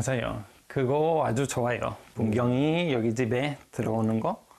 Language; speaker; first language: Korean; non-native, fluent; Spanish